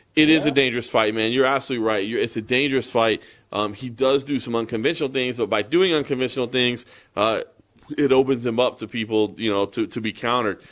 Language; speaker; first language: English; native; English